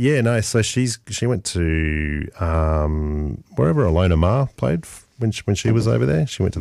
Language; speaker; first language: English; native; English